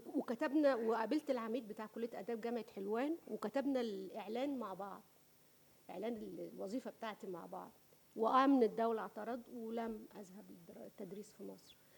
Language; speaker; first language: Arabic; native; Arabic